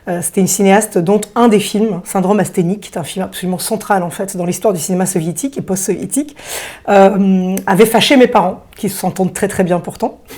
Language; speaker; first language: French; early bilingual, other home language; Russian